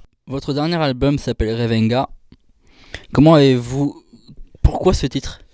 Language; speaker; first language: French; native; French